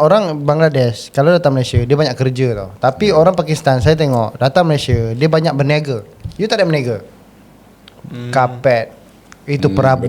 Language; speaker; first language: Malay; native; Malay